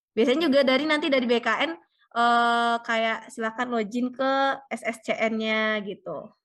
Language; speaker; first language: Indonesian; native; Indonesian